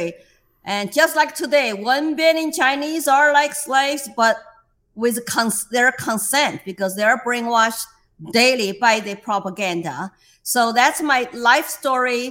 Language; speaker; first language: English; non-native, fluent; Chinese